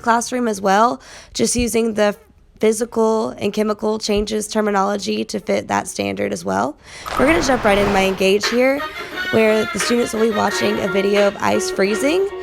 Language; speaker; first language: English; native; English